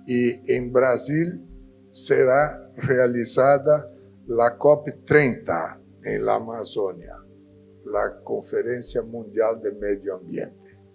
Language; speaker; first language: Spanish; non-native, fluent; Portuguese